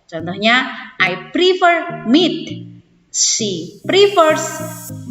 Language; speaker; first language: English; non-native, fluent; Indonesian